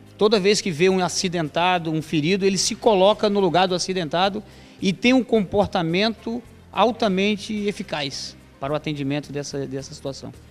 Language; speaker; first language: Portuguese; native; Portuguese